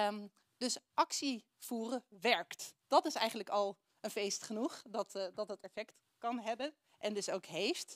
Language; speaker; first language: Dutch; native; Dutch